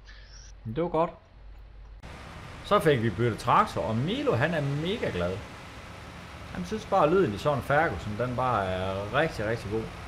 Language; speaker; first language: Danish; native; Danish